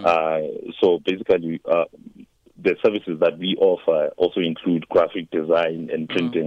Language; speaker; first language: English; non-native, local second language; Zulu